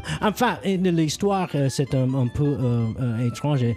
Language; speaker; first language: French; non-native, learner; English